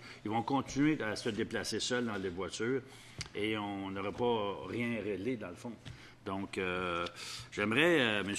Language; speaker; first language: French; native; French